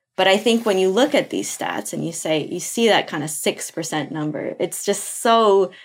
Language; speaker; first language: English; non-native, fluent; Portuguese